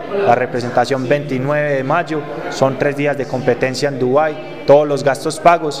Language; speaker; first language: Spanish; native; Spanish